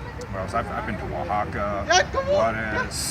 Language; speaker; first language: English; native; English